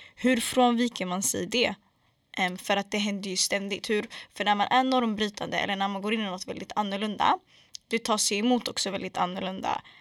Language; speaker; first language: Swedish; early bilingual, other home language; Arabic